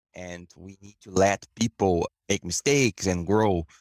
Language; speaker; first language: English; non-native, fluent; Portuguese